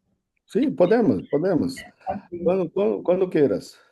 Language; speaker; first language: Spanish; non-native, learner; Portuguese